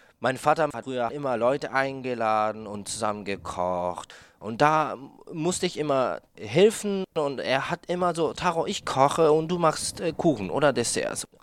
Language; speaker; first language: German; non-native, fluent; Japanese